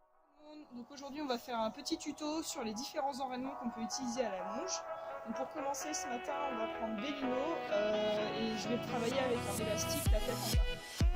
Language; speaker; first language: French; native; French